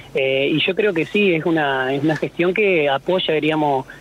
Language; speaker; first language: Spanish; native; Spanish